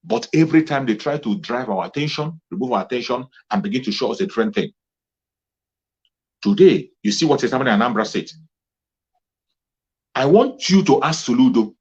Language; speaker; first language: English; non-native, local second language; Igbo